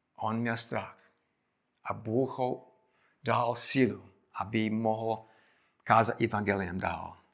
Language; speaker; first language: Czech; non-native, fluent; English